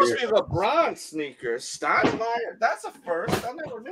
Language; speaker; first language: English; native; English